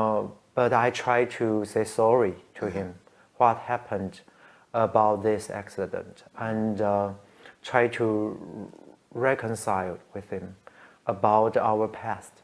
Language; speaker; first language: English; non-native, learner; Chinese